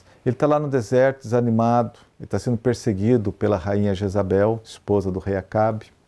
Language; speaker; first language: Portuguese; native; Portuguese